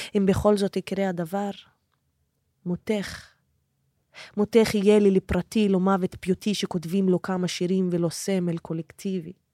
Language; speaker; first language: Hebrew; non-native, local second language; Arabic